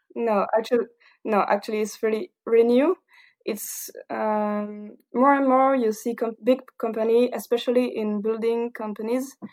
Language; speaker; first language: English; non-native, fluent; French